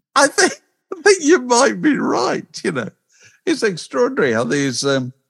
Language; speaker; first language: English; native; English